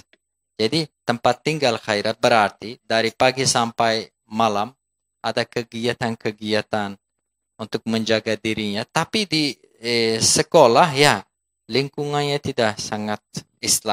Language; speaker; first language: Indonesian; non-native, fluent; Turkish